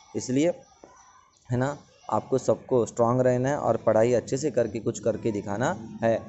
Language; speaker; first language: Hindi; non-native, local second language; Marathi